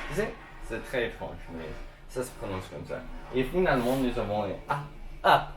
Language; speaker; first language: French; non-native, learner; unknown